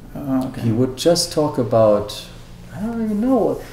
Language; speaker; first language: English; non-native, fluent; German